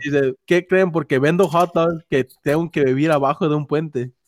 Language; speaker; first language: Spanish; early bilingual, heritage; Spanish